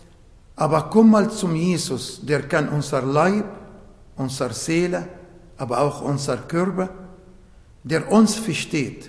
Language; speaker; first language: German; non-native, fluent; Arabic